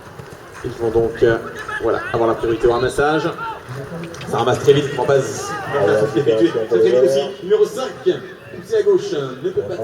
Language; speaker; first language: French; native; French